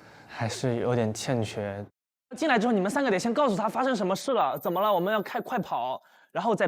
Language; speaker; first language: Chinese; native; Chinese